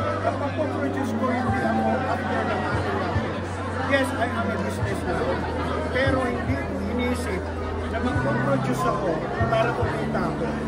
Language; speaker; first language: Filipino; native; Filipino